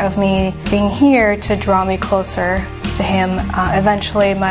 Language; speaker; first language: English; non-native, local second language; Cantonese